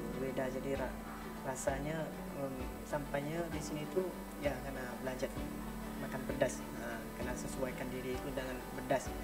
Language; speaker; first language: Indonesian; non-native, learner; Eastern Cham